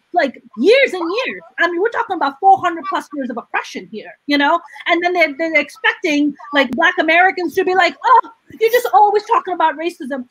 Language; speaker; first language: English; non-native, local second language; Urdu